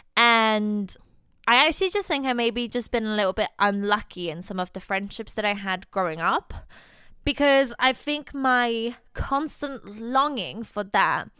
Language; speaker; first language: English; non-native, fluent; Polish